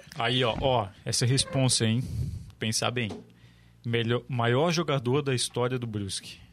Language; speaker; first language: Portuguese; native; Portuguese